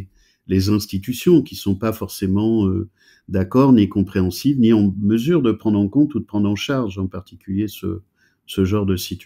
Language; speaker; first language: French; native; French